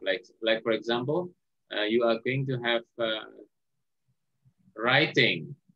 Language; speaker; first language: English; non-native, fluent; Indonesian